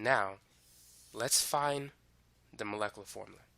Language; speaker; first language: English; native; English